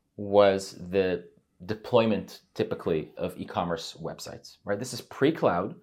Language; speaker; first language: English; native; English